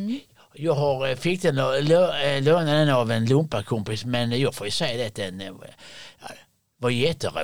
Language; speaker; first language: Swedish; native; Swedish